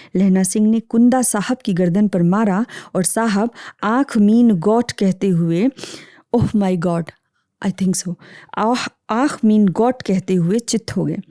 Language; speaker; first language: Hindi; native; Hindi